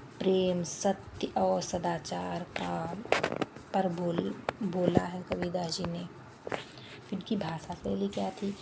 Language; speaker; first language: Hindi; native; Hindi